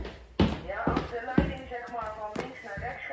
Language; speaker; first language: Dutch; native; Dutch